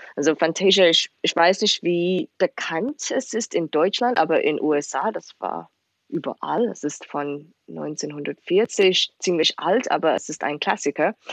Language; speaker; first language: German; non-native, fluent; English